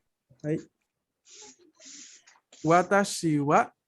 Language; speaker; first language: Japanese; non-native, fluent; Spanish